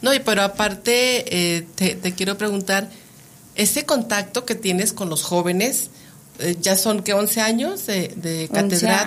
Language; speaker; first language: Spanish; native; Spanish